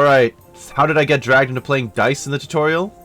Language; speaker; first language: English; native; English